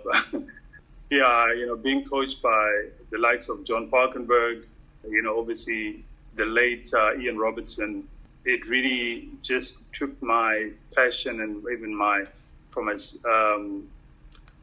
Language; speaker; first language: English; non-native, local second language; Shona